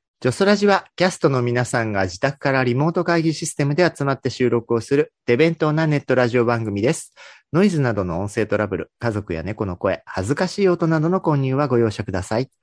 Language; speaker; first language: Japanese; native; Japanese